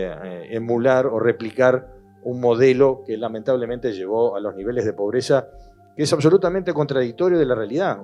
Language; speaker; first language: Spanish; native; Spanish